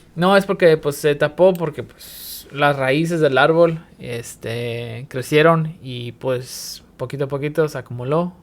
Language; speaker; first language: Spanish; early bilingual, heritage; Spanish